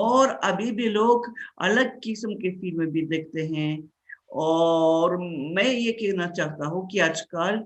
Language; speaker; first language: Hindi; non-native, fluent; Russian